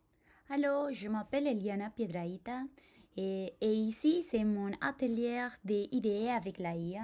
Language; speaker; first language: French; non-native, fluent; Spanish